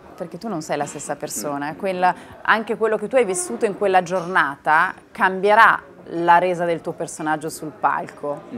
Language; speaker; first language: Italian; native; Italian